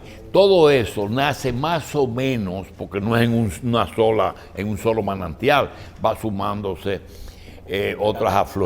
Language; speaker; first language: Spanish; native; Spanish